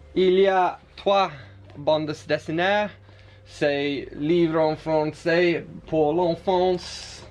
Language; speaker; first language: French; non-native, learner; English